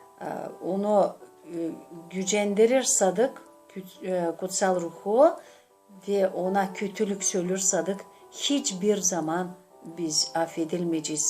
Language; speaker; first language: Turkish; non-native, learner; Gagauz